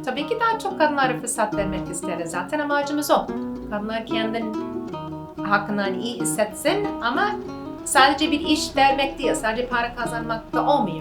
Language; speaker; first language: Turkish; non-native, learner; English